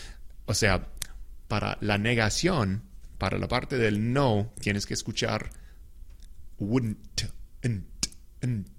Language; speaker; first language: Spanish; non-native, fluent; English